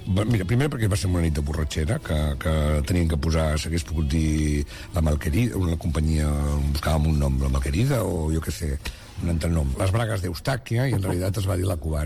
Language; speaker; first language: Catalan; native; Catalan